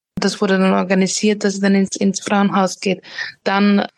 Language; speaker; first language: German; native; German